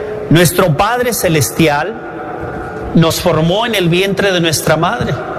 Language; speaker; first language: Spanish; native; Spanish